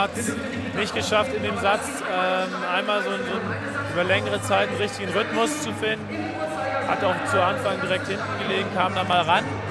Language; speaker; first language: German; native; German